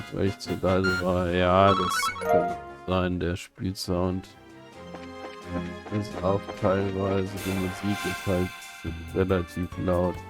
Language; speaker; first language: German; native; German